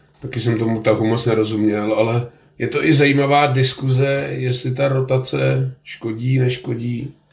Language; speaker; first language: Czech; native; Czech